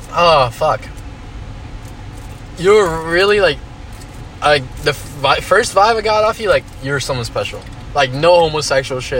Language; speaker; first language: English; non-native, fluent; Spanish